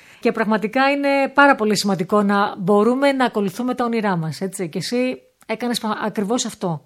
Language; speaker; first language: Greek; native; Greek